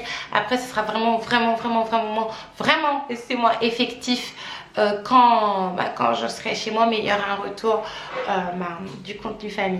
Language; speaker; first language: French; native; French